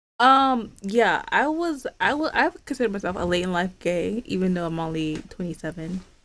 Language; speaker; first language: English; native; English